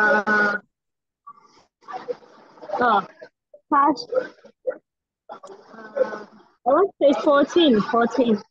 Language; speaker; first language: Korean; non-native, learner; English